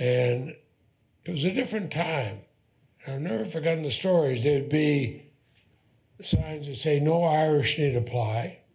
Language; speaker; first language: English; native; English